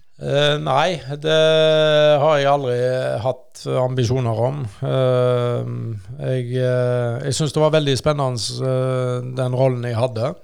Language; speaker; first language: Norwegian; native; Norwegian